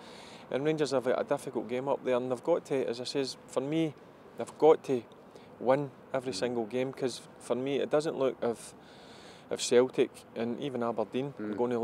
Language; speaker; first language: English; native; English